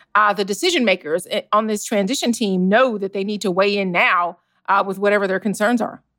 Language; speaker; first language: English; native; English